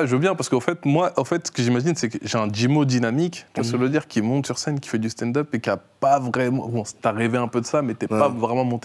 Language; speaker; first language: French; native; French